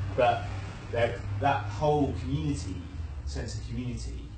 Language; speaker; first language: English; native; English